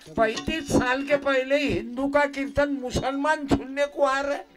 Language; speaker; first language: Hindi; non-native, local second language; Marathi